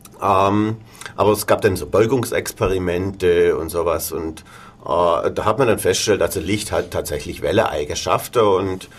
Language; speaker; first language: German; native; German